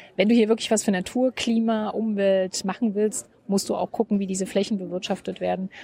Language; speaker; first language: German; native; German